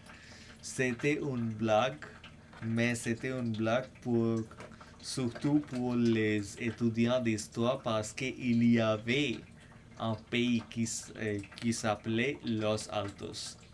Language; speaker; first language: French; non-native, fluent; English